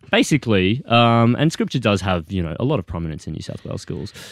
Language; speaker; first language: English; native; English